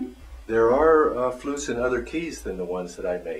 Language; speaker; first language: English; native; English